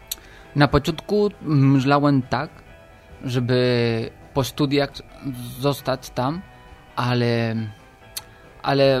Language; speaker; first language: Polish; non-native, learner; Spanish